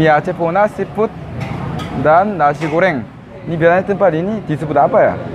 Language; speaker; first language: Indonesian; non-native, fluent; Korean